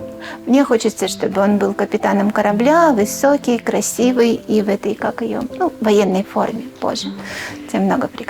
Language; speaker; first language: Russian; native; Russian